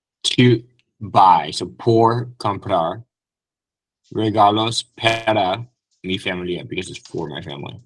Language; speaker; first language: Spanish; non-native, learner; English